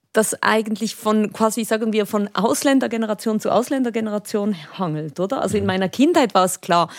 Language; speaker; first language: German; native; German